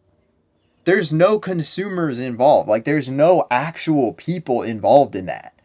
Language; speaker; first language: English; native; English